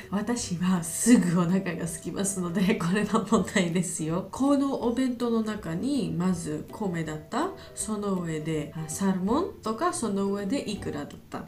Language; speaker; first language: Japanese; non-native, learner; Georgian